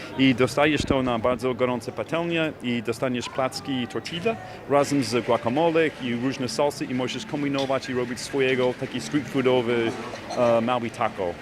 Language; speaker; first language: Polish; non-native, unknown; English